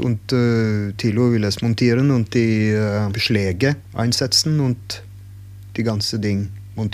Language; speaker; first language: German; non-native, learner; Norwegian